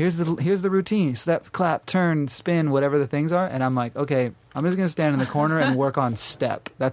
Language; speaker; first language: English; native; English